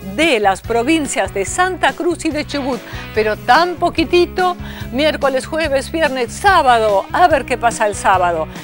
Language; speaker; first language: Spanish; native; Spanish